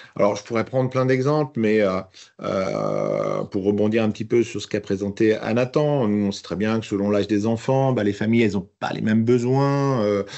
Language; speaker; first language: French; native; French